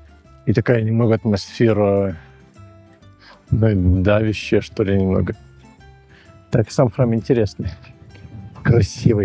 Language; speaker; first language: Russian; native; Russian